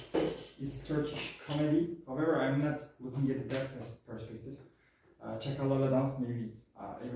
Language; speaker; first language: English; non-native, fluent; Turkish